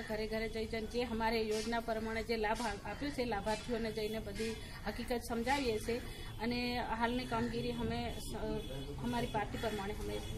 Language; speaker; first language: Gujarati; native; Gujarati